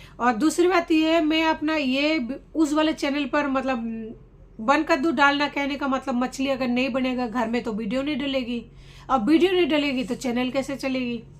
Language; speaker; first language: Hindi; non-native, local second language; Bangla